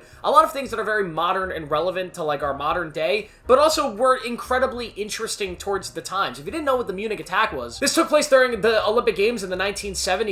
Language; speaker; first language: English; native; English